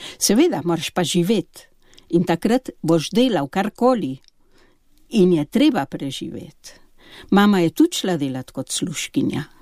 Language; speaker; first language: Slovenian; early bilingual, heritage; Slovenian